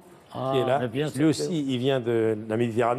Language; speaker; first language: French; native; French